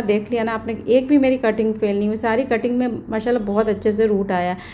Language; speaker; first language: Hindi; native; Hindi